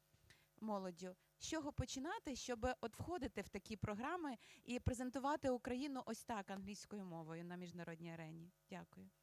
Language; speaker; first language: Ukrainian; native; Ukrainian